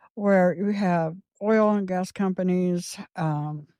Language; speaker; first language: English; native; English